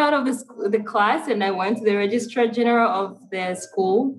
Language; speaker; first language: English; non-native, local second language; Kinyarwanda